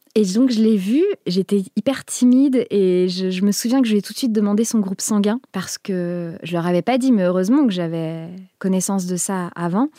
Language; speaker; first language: French; native; French